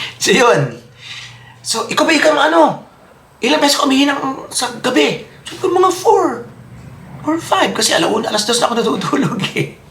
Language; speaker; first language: Filipino; native; Filipino